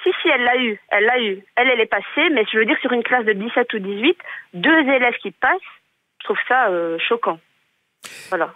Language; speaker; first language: French; native; French